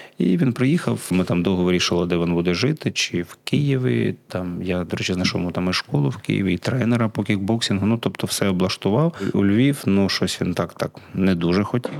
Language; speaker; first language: Ukrainian; non-native, local second language; Russian